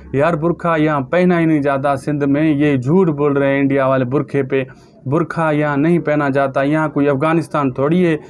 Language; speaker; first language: Urdu; native; Urdu